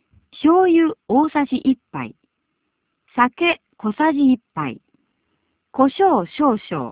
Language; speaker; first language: Japanese; native; Japanese